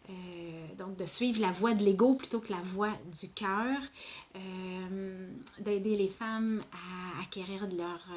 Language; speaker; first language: French; native; French